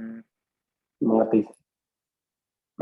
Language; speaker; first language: Indonesian; native; Indonesian